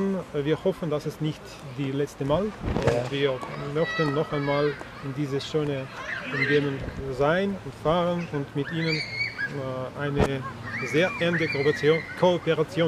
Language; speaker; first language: German; non-native, learner; Russian